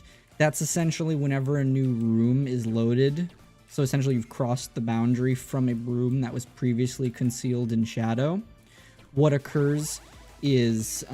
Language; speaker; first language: English; native; English